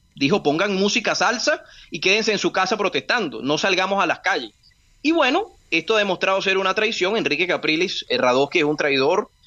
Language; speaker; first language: Spanish; native; Spanish